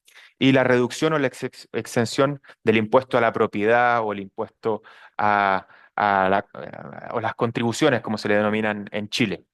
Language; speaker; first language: Spanish; native; Spanish